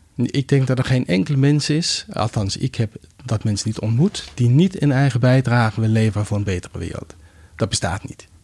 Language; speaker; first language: Dutch; non-native, fluent; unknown